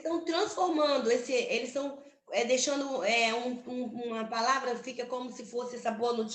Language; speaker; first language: Portuguese; native; Portuguese